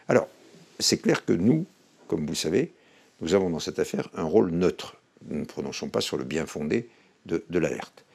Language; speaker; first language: French; native; French